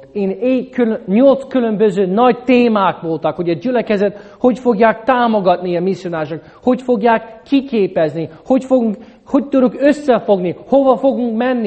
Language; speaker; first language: Hungarian; non-native, fluent; English